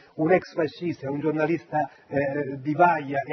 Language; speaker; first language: Italian; native; Italian